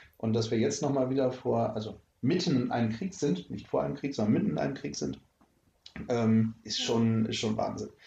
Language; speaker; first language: German; native; German